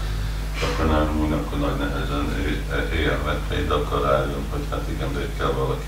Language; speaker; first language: Hungarian; early bilingual, heritage; Hungarian